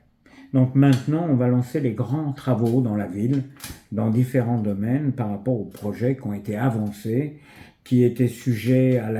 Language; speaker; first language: French; native; French